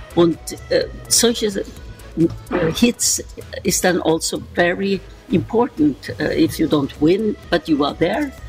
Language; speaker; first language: English; non-native, learner; Norwegian